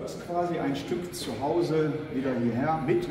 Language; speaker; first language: German; native; German